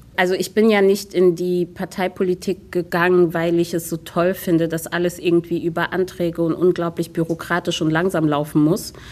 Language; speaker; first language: German; early bilingual, other home language; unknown